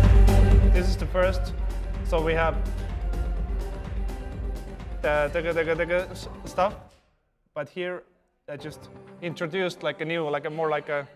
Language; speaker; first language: English; non-native, fluent; Estonian